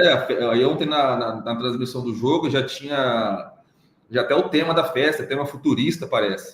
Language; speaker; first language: Portuguese; native; Portuguese